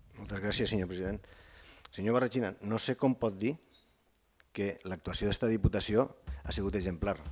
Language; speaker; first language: Catalan; native; Catalan